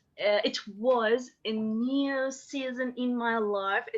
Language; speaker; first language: English; non-native, learner; Persian